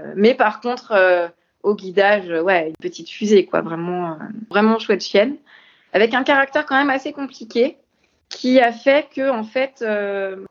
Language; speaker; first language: French; native; French